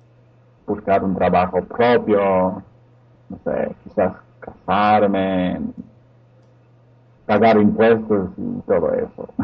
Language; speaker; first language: Spanish; non-native, fluent; Polish